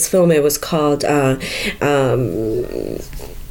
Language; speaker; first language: English; non-native, local second language; Urdu